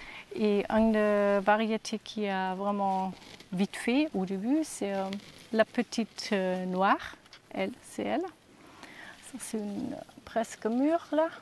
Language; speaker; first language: French; non-native, learner; German